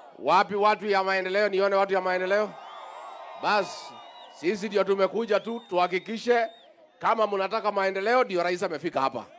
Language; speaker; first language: Swahili; non-native, local second language; Kikuyu